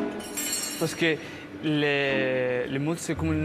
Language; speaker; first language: French; non-native, learner; Spanish